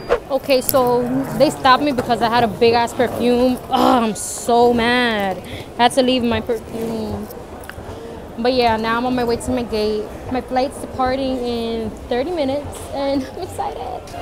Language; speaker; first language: English; early bilingual, other home language; Spanish